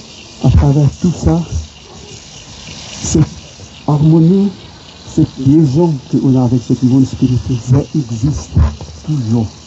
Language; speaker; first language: French; non-native, local second language; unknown